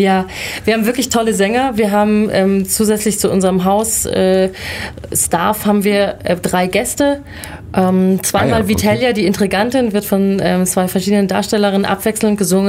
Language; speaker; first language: German; native; German